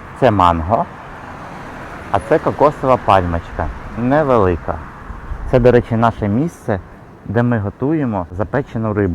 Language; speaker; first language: Ukrainian; native; Ukrainian